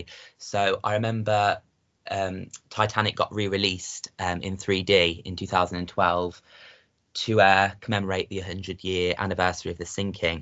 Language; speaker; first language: English; native; English